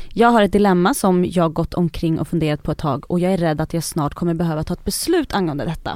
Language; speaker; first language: Swedish; native; Swedish